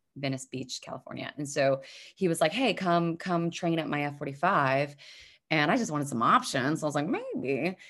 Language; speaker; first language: English; native; English